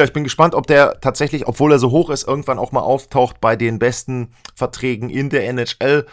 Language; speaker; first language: German; native; German